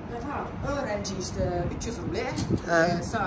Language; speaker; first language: Turkish; non-native, learner; Russian